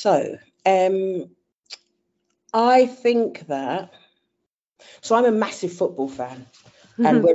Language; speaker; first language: English; native; English